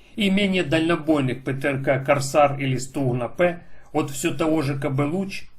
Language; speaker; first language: Russian; non-native, local second language; Ukrainian